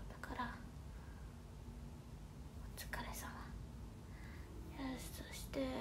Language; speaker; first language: Japanese; non-native, fluent; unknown